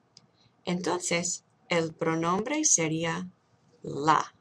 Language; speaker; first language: Spanish; non-native, fluent; English